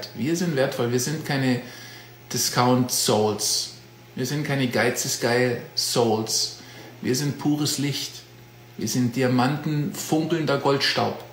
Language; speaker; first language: German; native; German